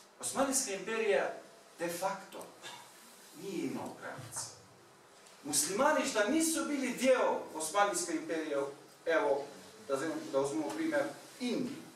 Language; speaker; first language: Bosnian; non-native, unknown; Turkish